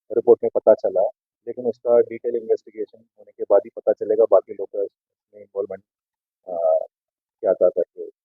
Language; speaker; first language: Hindi; non-native, local second language; Marathi